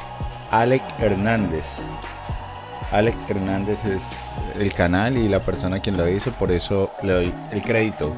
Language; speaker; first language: Spanish; native; Spanish